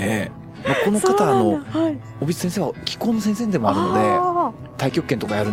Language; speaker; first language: Japanese; native; Japanese